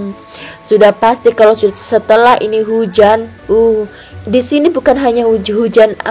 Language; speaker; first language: Indonesian; non-native, local second language; Javanese